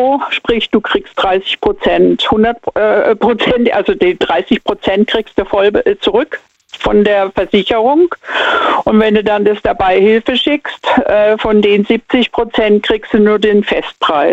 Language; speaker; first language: German; native; German